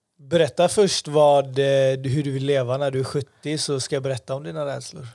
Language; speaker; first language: Swedish; early bilingual, other home language; Persian